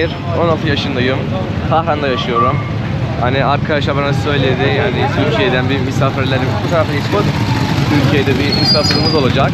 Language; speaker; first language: Turkish; non-native, fluent; Persian